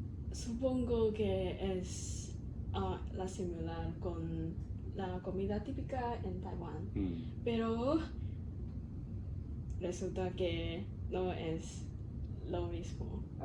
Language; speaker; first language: Spanish; non-native, learner; Cantonese